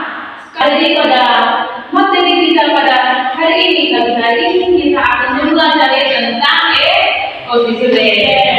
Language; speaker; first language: Indonesian; native; Indonesian